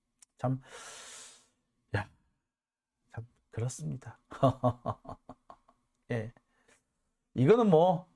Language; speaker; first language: Korean; native; Korean